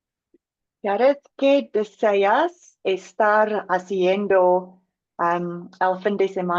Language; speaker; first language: Spanish; non-native, learner; English